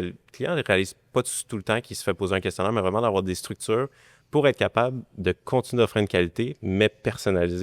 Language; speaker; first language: French; native; French